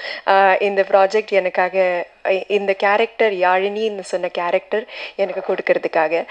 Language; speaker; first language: Tamil; non-native, learner; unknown